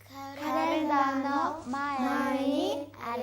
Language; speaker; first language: Japanese; non-native, learner; Mongolian